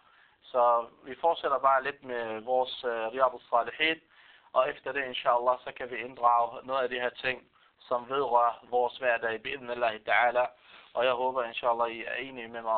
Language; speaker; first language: Danish; non-native, fluent; Arabic